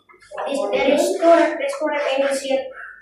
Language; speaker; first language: English; non-native, learner; Indonesian